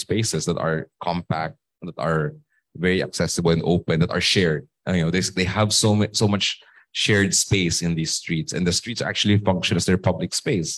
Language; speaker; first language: English; non-native, local second language; Filipino